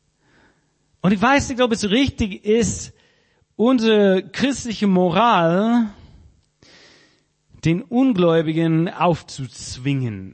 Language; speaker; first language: German; non-native, fluent; English